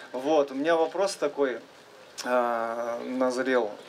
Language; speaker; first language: Russian; native; Russian